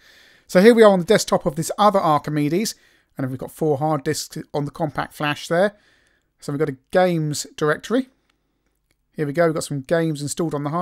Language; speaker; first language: English; native; English